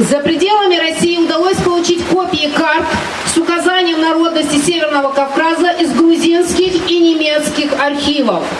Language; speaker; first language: Russian; non-native, local second language; Ingush